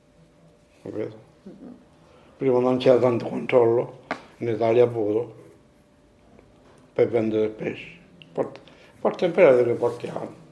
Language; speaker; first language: Italian; non-native, learner; Maltese